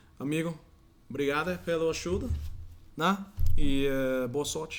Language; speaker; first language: Portuguese; non-native, learner; Danish